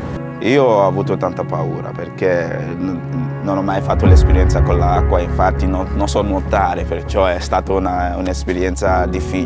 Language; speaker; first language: Italian; non-native, fluent; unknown